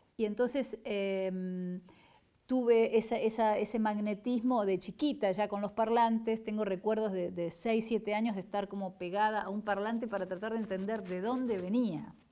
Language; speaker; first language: Spanish; native; Spanish